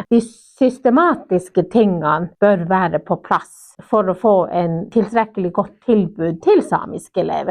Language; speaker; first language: Norwegian; non-native, local second language; Northern Sami